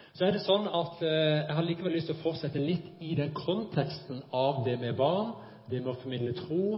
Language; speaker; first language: Norwegian; native; Norwegian